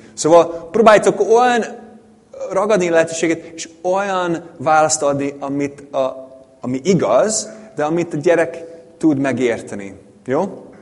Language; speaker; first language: Hungarian; non-native, fluent; English